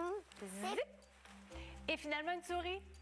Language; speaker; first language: French; native; French